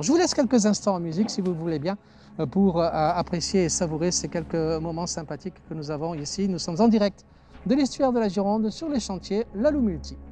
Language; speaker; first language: French; native; French